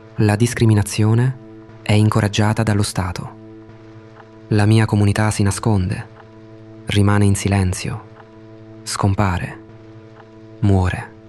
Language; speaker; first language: Italian; non-native, fluent; Russian